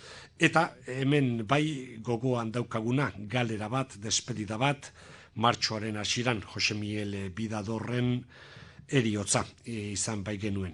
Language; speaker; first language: Basque; native; Basque